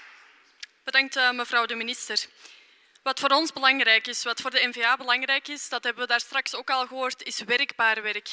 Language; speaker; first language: Dutch; native; Dutch